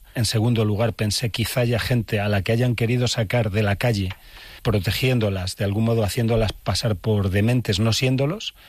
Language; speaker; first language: Spanish; native; Spanish